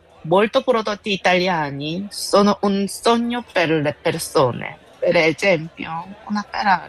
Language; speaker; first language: Italian; non-native, learner; Korean